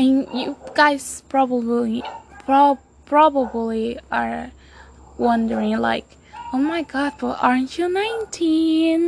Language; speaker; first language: English; non-native, fluent; Spanish